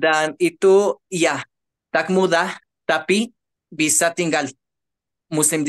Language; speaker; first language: Indonesian; non-native, learner; Spanish